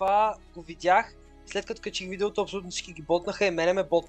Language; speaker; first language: Bulgarian; native; Bulgarian